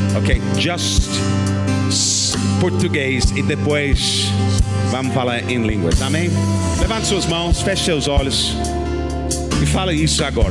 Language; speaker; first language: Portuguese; non-native, learner; English